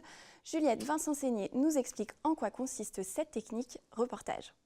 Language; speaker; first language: French; native; French